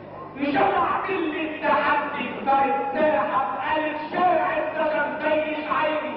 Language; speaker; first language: Arabic; native; Arabic